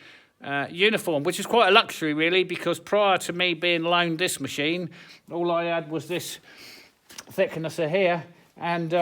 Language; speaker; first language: English; native; English